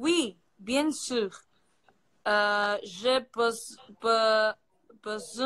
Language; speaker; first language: French; non-native, learner; Portuguese